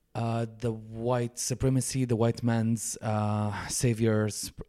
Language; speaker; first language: English; non-native, fluent; Arabic